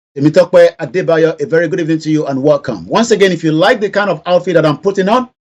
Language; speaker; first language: English; non-native, local second language; Yoruba